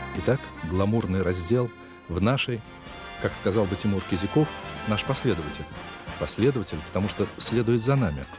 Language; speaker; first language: Russian; native; Russian